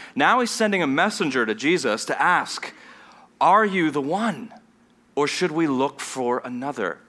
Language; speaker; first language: English; non-native, fluent; German